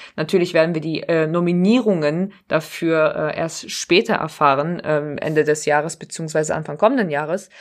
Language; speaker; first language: German; early bilingual, other home language; Polish